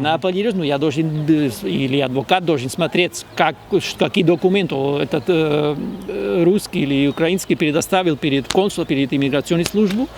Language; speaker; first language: Russian; non-native, fluent; Spanish